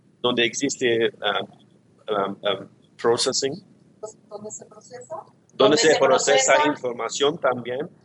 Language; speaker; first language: Spanish; non-native, learner; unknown